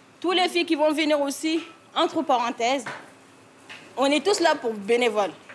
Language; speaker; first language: French; native; French